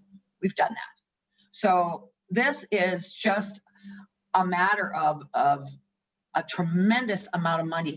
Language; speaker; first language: English; native; English